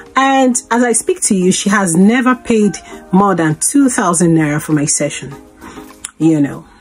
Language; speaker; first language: English; non-native, local second language; Igbo